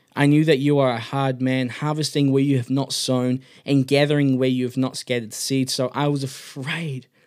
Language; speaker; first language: English; native; English